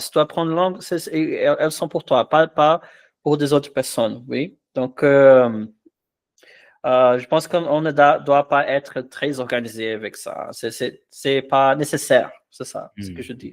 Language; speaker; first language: French; non-native, fluent; Portuguese